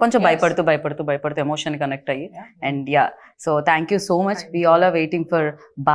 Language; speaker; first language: Telugu; native; Telugu